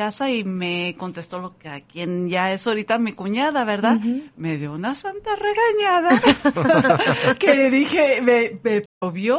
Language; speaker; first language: Spanish; early bilingual, heritage; Spanish